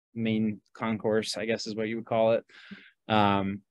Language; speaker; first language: English; native; English